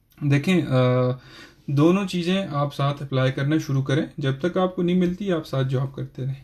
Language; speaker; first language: Urdu; non-native, local second language; Punjabi